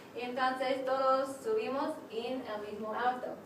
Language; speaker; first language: Spanish; non-native, fluent; English